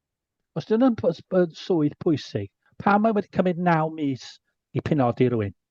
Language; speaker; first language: Welsh; native; Welsh